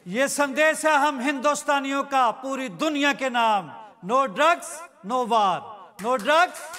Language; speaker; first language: Hindi; native; Hindi